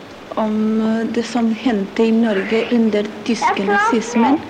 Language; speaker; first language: Norwegian; non-native, learner; Spanish